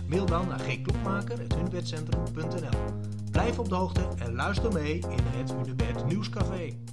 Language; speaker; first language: Dutch; native; Dutch